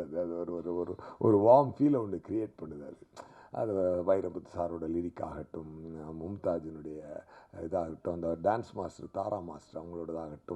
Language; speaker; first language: Tamil; native; Tamil